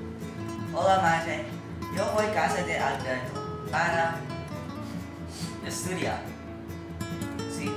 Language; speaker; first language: Spanish; non-native, learner; English